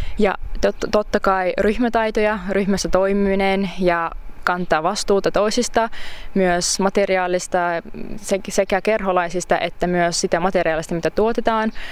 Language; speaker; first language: Finnish; native; Finnish